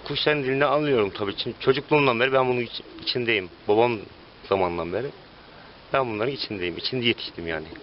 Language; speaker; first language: Turkish; native; Turkish